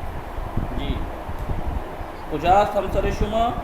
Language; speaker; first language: Persian; non-native, fluent; Urdu